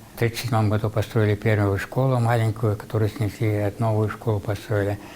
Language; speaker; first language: Russian; non-native, local second language; Ingush